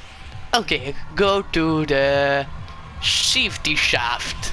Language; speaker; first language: English; non-native, learner; French